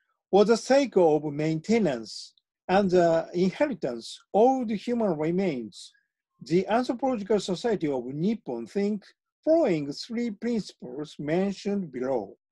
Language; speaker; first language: English; non-native, fluent; Japanese